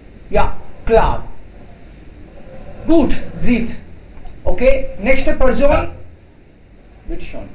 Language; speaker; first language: German; non-native, fluent; Hindi